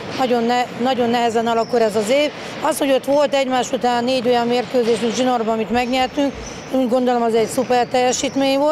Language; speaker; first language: Hungarian; native; Hungarian